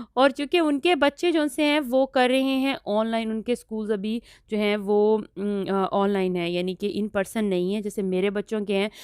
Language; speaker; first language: Urdu; non-native, local second language; Punjabi